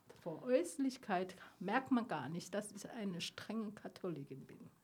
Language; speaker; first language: German; non-native, learner; Chinese